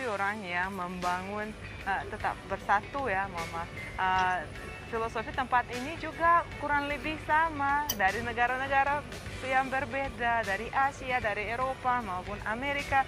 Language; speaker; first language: Indonesian; non-native, fluent; Russian